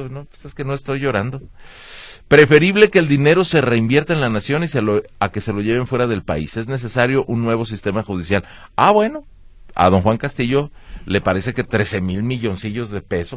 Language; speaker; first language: Spanish; native; Spanish